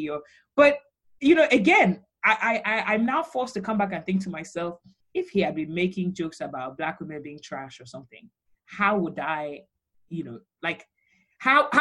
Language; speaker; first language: English; non-native, local second language; Yoruba